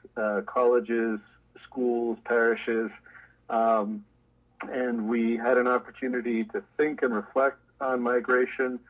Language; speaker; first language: English; native; English